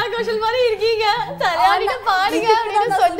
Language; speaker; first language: Tamil; native; Tamil